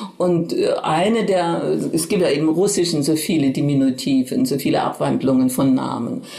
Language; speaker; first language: German; native; German